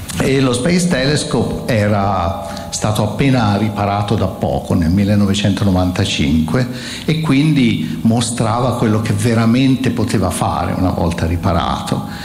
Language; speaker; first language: Italian; native; Italian